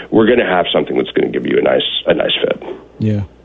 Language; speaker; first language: English; native; English